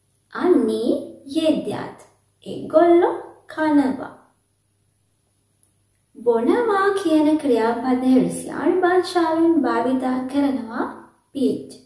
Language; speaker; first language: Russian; non-native, learner; Sinhala